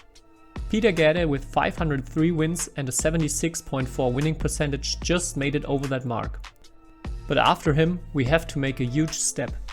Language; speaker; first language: English; non-native, fluent; German